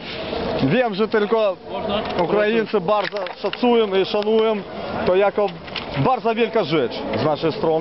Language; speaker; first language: Polish; non-native, learner; Ukrainian